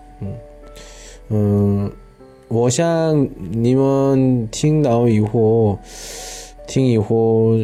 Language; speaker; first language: Chinese; non-native, learner; Korean